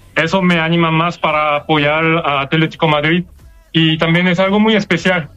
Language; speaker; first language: Spanish; non-native, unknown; Korean